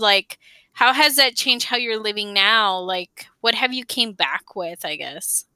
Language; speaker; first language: English; early bilingual, other home language; Spanish